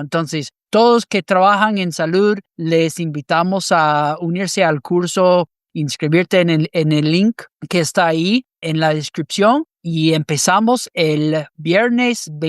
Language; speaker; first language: Spanish; non-native, fluent; English